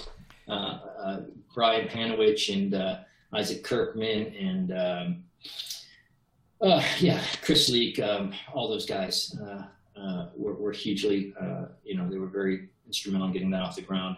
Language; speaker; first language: English; native; English